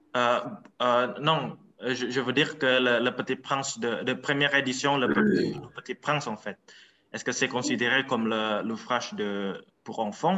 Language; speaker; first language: French; non-native, learner; Indonesian